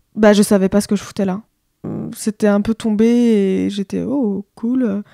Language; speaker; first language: French; native; French